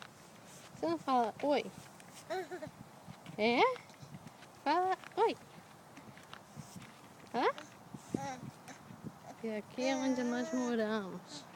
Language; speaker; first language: Portuguese; early bilingual, heritage; Portuguese